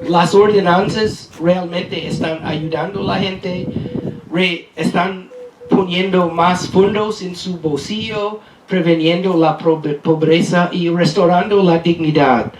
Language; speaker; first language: Spanish; non-native, learner; English